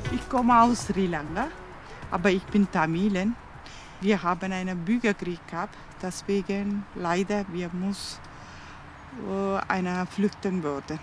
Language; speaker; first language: German; non-native, learner; Tamil